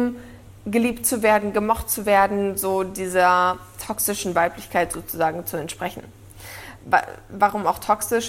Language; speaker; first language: German; native; German